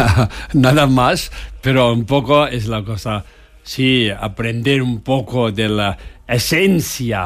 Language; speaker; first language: Spanish; non-native, learner; Tibetan